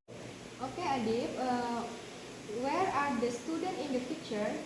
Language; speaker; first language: English; non-native, learner; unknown